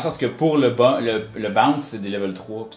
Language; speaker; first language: French; native; French